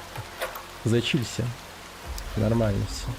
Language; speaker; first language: Russian; native; Russian